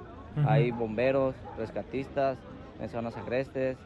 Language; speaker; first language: Spanish; native; Spanish